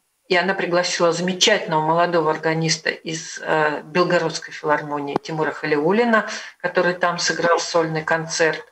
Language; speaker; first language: Russian; native; Russian